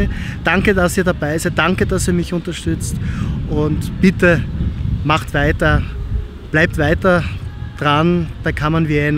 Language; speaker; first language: German; native; German